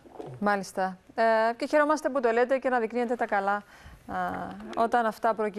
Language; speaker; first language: Greek; native; Greek